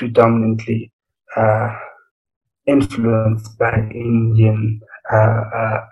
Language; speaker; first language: English; non-native, local second language; Zulu